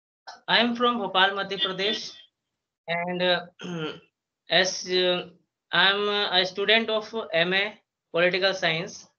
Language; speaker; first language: English; non-native, learner; Hindi